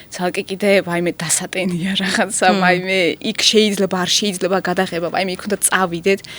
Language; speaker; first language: Georgian; non-native, local second language; Russian